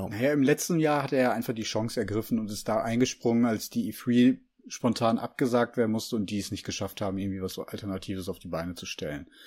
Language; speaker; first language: German; native; German